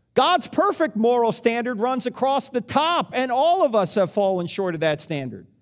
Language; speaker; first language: English; native; English